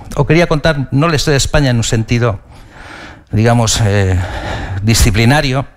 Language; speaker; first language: Spanish; native; Spanish